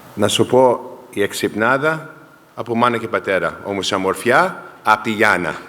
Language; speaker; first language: Greek; early bilingual, heritage; Greek